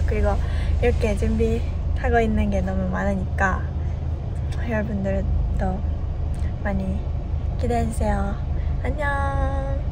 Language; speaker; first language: Korean; non-native, fluent; Japanese